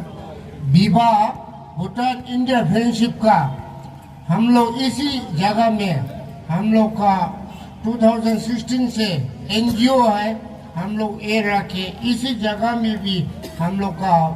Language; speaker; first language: Hindi; non-native, local second language; Bodo